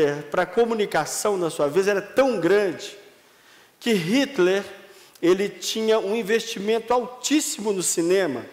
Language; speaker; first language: Portuguese; native; Portuguese